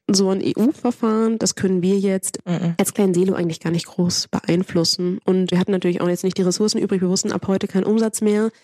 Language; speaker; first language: German; early bilingual, other home language; Spanish